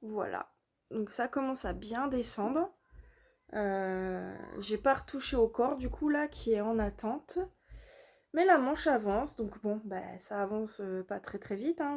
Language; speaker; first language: French; native; French